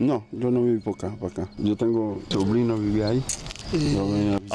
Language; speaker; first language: Spanish; non-native, learner; Haitian Creole